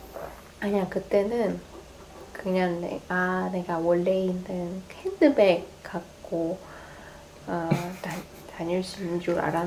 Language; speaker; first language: Korean; non-native, fluent; Russian